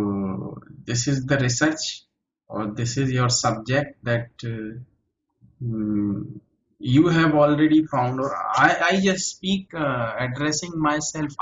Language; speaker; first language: English; non-native, local second language; Hindi